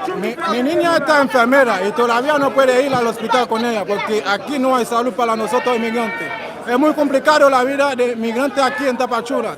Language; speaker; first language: Spanish; non-native, learner; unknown